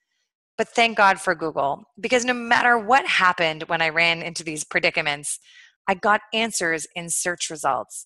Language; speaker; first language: English; native; English